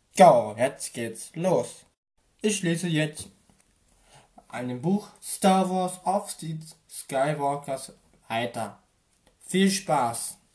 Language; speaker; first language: German; native; German